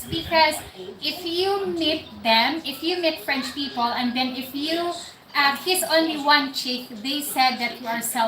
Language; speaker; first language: English; non-native, local second language; Cebuano